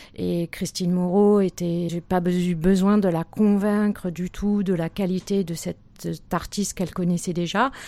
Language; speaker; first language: French; native; French